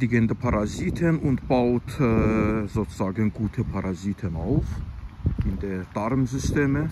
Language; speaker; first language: German; non-native, fluent; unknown